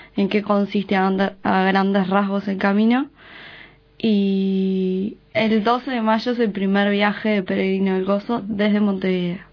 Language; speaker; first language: Spanish; native; Spanish